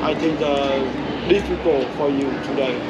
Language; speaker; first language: English; non-native, learner; Vietnamese